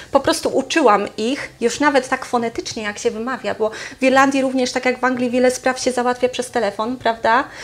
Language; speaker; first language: Polish; native; Polish